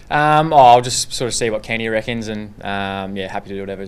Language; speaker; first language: English; native; English